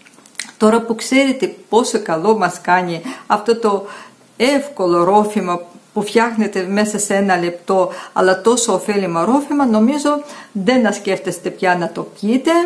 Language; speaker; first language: Greek; non-native, fluent; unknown